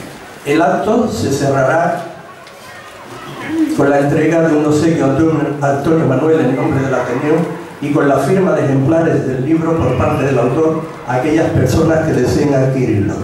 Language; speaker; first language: Spanish; native; Spanish